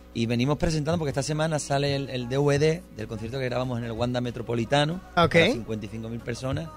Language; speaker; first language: Spanish; native; Spanish